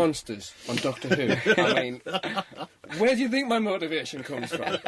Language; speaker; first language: English; native; English